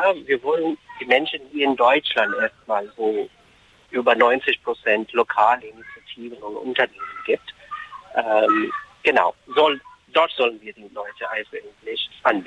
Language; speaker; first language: German; non-native, fluent; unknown